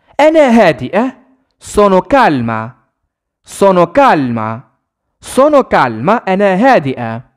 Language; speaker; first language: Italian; non-native, fluent; Arabic